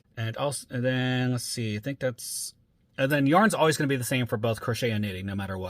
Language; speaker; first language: English; native; English